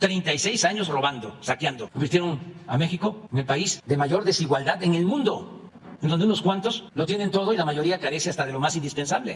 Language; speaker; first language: Spanish; native; Spanish